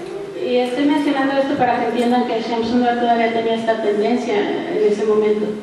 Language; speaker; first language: Spanish; native; Spanish